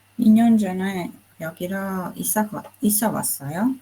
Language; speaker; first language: Korean; non-native, learner; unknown